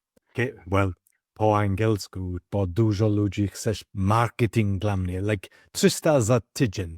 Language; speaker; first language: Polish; non-native, learner; English